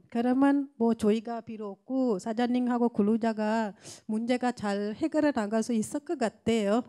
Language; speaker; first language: Korean; non-native, fluent; Sinhala